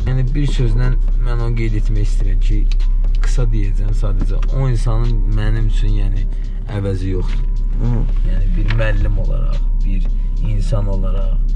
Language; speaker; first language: Azerbaijani; native; Azerbaijani